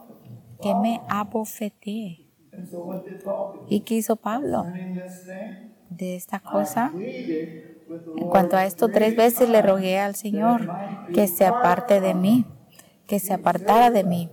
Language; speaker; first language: Spanish; early bilingual, heritage; Spanish